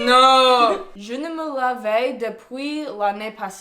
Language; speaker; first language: French; non-native, learner; English